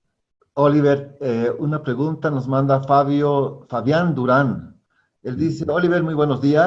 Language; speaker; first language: Spanish; native; Spanish